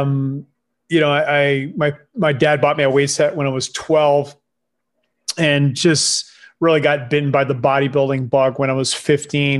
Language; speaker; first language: English; non-native, fluent; French